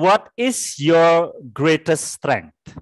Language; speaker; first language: English; non-native, fluent; Indonesian